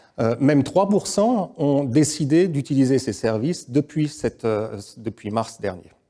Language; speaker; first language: French; native; French